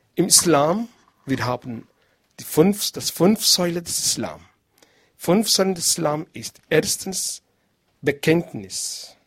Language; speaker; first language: German; non-native, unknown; Arabic